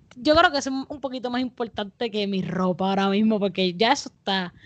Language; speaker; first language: Spanish; native; Spanish